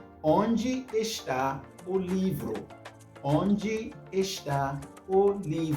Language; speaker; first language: Portuguese; non-native, fluent; English